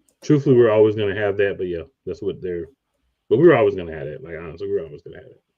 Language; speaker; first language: English; native; English